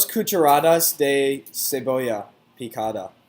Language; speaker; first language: Spanish; non-native, learner; English